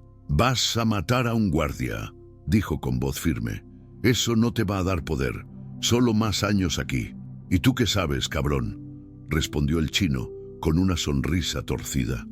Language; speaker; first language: Spanish; native; Spanish